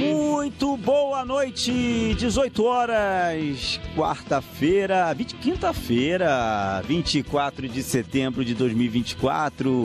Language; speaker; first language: Portuguese; native; Portuguese